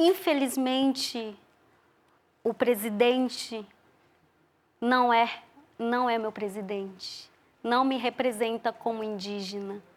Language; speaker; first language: Portuguese; non-native, local second language; Ticuna